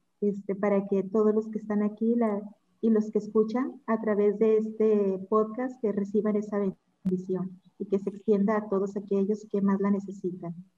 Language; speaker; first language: Spanish; native; Spanish